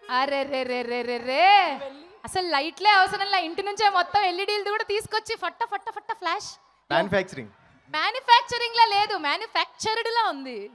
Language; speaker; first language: Telugu; native; Telugu